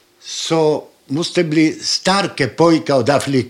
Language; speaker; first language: Swedish; non-native, learner; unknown